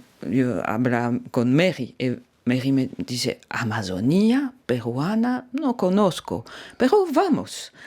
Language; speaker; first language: Spanish; non-native, learner; French